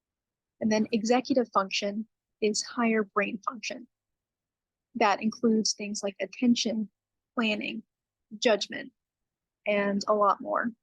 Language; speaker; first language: English; native; English